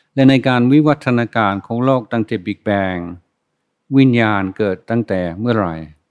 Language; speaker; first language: Thai; non-native, fluent; English